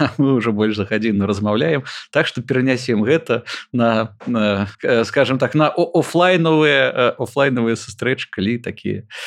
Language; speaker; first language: Belarusian; non-native, local second language; Russian